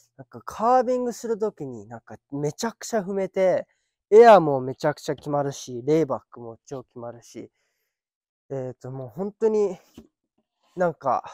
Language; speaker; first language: Japanese; early bilingual, heritage; Japanese